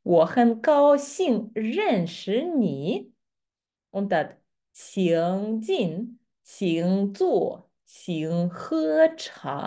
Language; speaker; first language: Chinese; non-native, fluent; Latvian